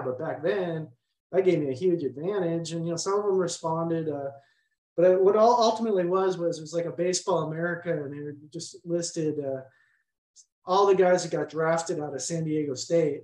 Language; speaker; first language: English; native; English